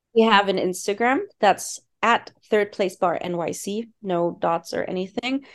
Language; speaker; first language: English; non-native, fluent; German